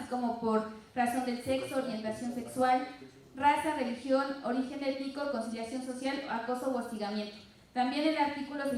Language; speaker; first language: Spanish; native; Spanish